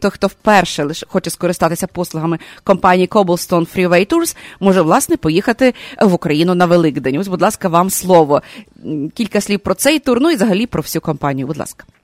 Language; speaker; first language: Ukrainian; native; Ukrainian